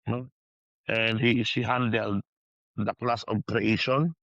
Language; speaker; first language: English; non-native, local second language; Filipino